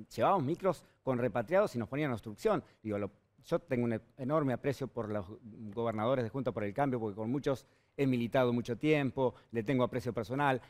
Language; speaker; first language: Spanish; native; Spanish